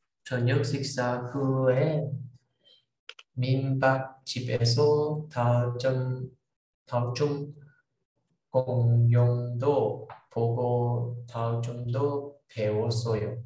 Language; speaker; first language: Korean; non-native, learner; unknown